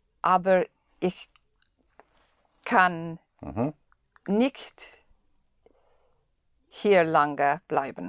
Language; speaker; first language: German; non-native, learner; English